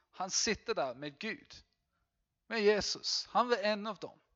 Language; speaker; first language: Swedish; non-native, fluent; English